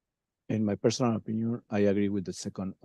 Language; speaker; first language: English; non-native, learner; Spanish